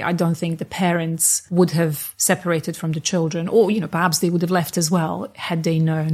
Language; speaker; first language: English; non-native, fluent; Bosnian